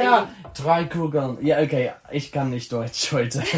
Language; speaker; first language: German; non-native, learner; English